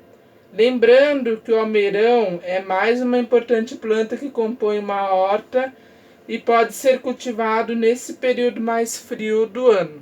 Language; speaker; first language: Portuguese; native; Portuguese